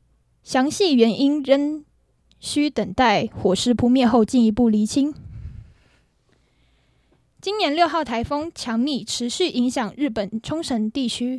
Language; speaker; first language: Chinese; native; Chinese